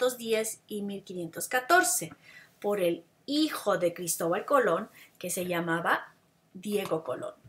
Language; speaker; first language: Spanish; non-native, fluent; English